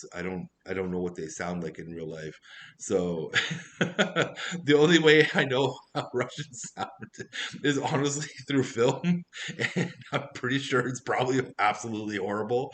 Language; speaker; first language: English; native; English